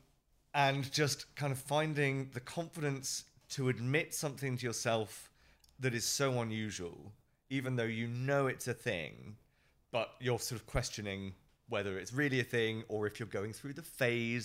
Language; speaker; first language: English; native; English